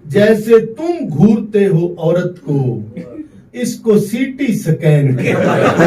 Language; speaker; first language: Urdu; non-native, local second language; Punjabi